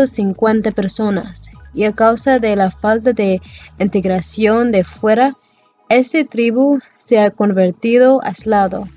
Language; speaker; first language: Spanish; non-native, learner; English